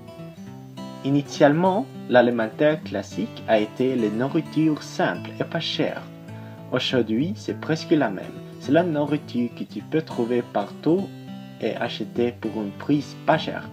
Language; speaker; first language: French; non-native, learner; Swedish